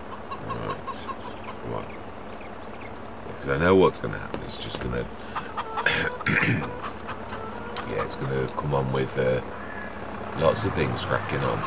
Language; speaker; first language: English; native; English